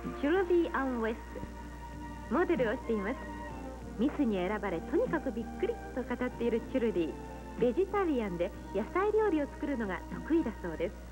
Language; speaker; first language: Japanese; native; Japanese